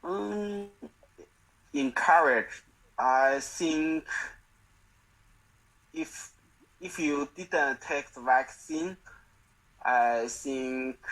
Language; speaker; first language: English; non-native, learner; Chinese